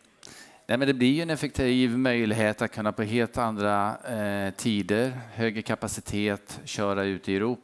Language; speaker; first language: Swedish; native; Swedish